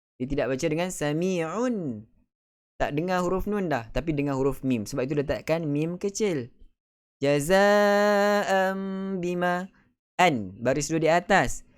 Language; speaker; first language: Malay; native; Malay